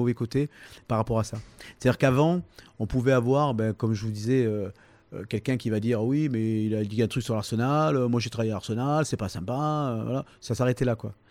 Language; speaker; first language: French; native; French